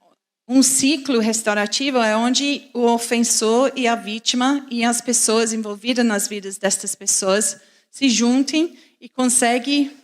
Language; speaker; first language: Portuguese; non-native, fluent; English